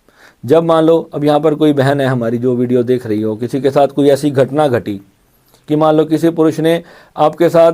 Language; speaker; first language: Hindi; native; Hindi